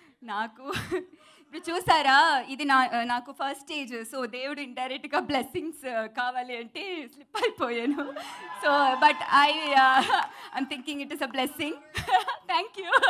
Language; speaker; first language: Telugu; non-native, learner; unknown